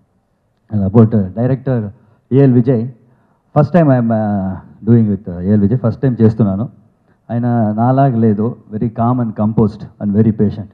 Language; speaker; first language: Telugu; non-native, learner; Tamil